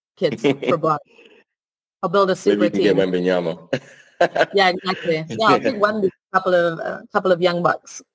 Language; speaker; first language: English; non-native, fluent; Italian